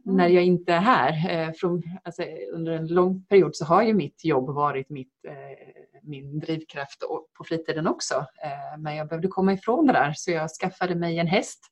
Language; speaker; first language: Swedish; native; Swedish